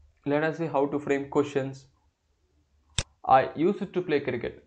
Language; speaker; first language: English; non-native, local second language; Telugu